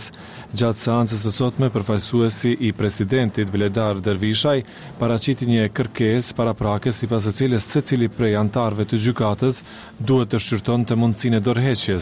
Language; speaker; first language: Albanian; native; Albanian